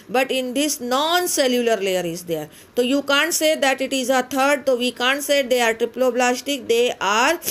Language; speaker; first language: Hindi; native; Hindi